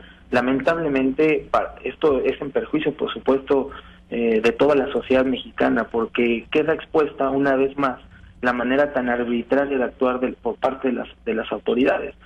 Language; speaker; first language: Spanish; native; Spanish